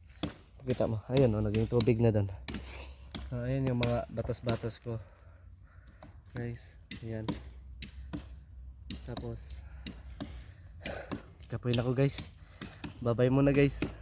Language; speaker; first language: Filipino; non-native, local second language; Cebuano